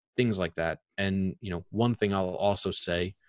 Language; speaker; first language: English; native; English